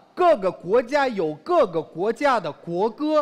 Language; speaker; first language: Chinese; non-native, fluent; Ukrainian